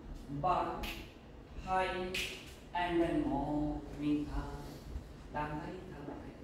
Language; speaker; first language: Vietnamese; non-native, learner; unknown